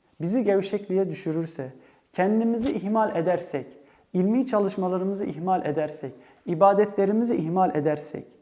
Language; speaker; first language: Turkish; early bilingual, heritage; Turkish